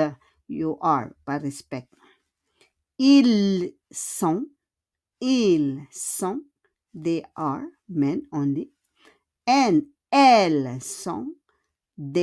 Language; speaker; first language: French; non-native, fluent; Filipino